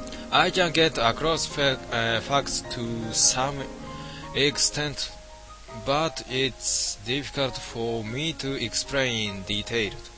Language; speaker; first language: English; non-native, learner; Japanese